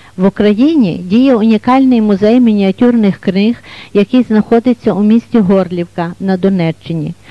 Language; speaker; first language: Ukrainian; native; Ukrainian